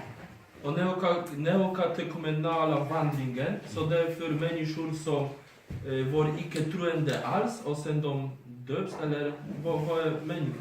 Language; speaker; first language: Swedish; non-native, fluent; Polish